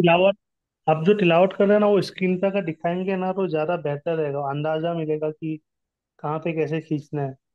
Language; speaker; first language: Urdu; native; Urdu